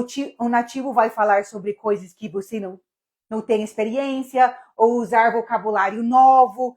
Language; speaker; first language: Portuguese; non-native, fluent; English